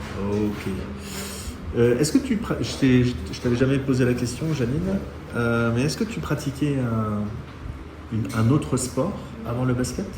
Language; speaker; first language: French; native; French